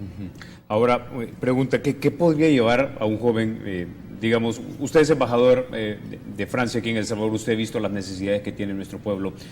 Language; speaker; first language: Spanish; native; Spanish